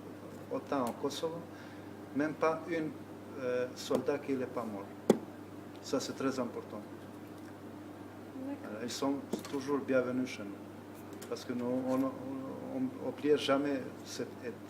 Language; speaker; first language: French; non-native, learner; Albanian